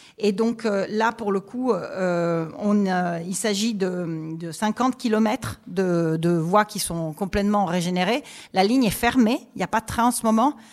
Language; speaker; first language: French; non-native, fluent; Italian